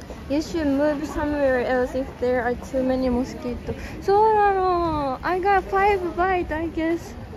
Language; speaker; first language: English; non-native, fluent; Japanese